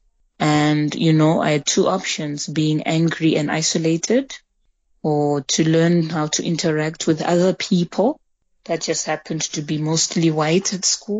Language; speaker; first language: English; early bilingual, other home language; Shona